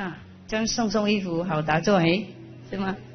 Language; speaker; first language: Chinese; non-native, fluent; Vietnamese